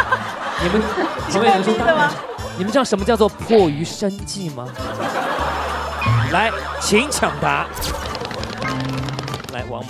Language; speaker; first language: Chinese; native; Chinese